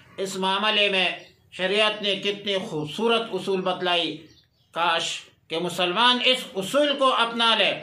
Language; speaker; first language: Urdu; non-native, local second language; Pashto